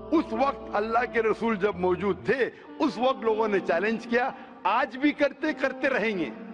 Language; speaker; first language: Hindi; non-native, local second language; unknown